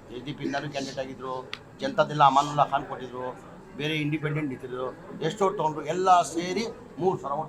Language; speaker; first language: Kannada; non-native, local second language; Urdu